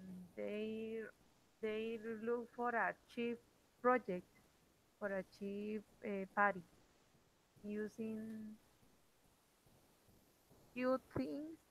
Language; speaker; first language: English; non-native, learner; Spanish